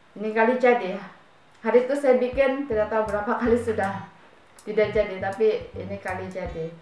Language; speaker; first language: Malay; native; Malay